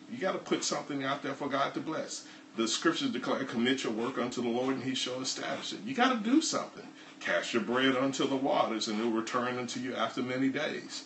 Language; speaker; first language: English; native; English